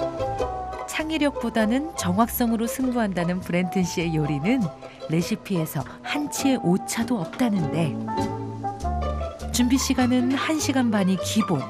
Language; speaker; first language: Korean; native; Korean